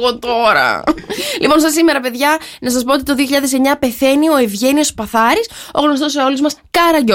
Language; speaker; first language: Greek; native; Greek